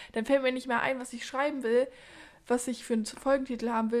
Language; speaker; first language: German; native; German